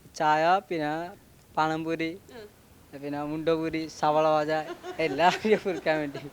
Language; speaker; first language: Malayalam; non-native, learner; Odia